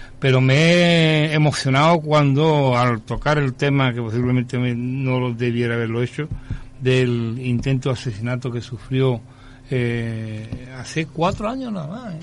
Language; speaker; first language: Spanish; native; Spanish